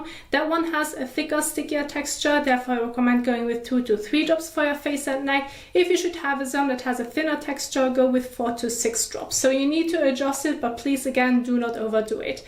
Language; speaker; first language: English; non-native, fluent; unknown